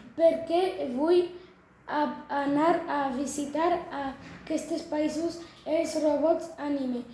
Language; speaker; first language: Catalan; early bilingual, other home language; Arabic